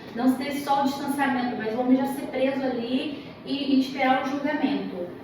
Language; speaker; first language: Portuguese; native; Portuguese